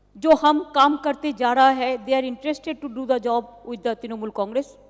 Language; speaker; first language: Hindi; non-native, local second language; Bangla